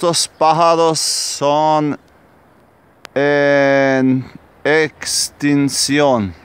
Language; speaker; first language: Spanish; non-native, fluent; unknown